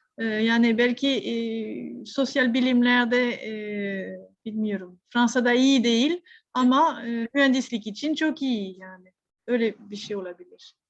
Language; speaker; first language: Turkish; non-native, fluent; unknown